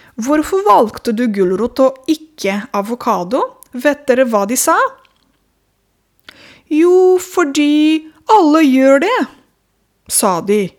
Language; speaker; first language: Norwegian; non-native, fluent; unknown